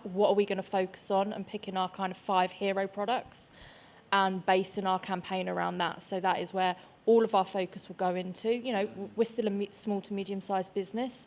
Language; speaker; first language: English; native; English